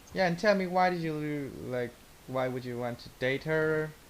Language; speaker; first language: English; non-native, learner; Vietnamese